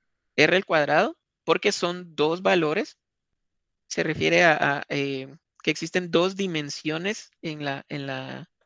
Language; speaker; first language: Spanish; native; Spanish